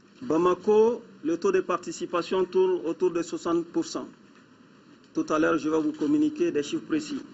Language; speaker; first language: French; non-native, local second language; Bambara